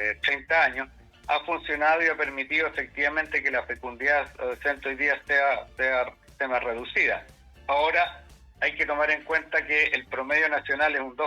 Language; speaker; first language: Spanish; native; Spanish